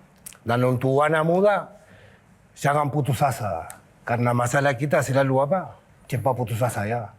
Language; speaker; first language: Indonesian; non-native, fluent; Spanish